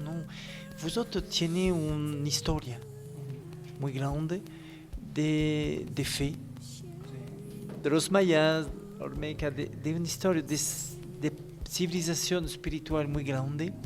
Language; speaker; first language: Spanish; non-native, learner; French